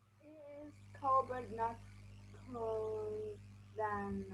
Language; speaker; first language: English; non-native, learner; Vietnamese